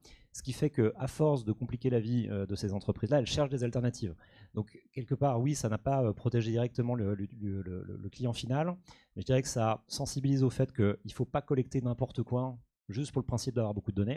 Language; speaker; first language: French; native; French